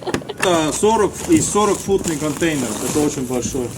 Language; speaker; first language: Russian; non-native, learner; Estonian